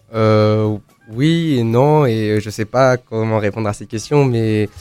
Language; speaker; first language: French; native; French